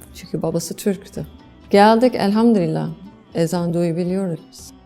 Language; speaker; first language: Turkish; non-native, fluent; English